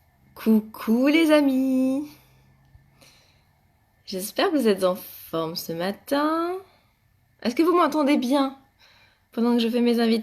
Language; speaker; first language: French; native; French